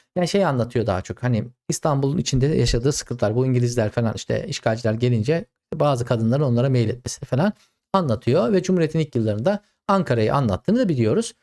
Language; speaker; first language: Turkish; native; Turkish